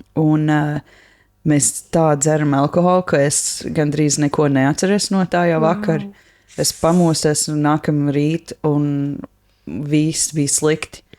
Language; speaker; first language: Latvian; non-native, learner; English